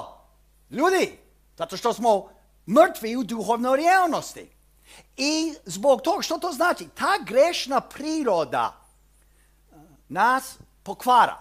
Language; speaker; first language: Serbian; early bilingual, heritage; Serbian